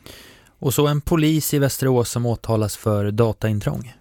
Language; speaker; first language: Swedish; native; Swedish